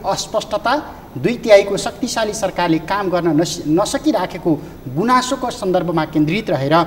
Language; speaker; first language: Nepali; native; Nepali